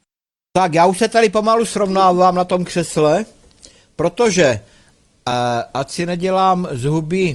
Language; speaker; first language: Czech; native; Czech